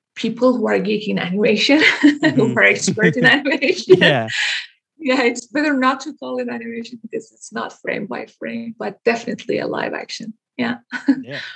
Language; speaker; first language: English; non-native, fluent; Persian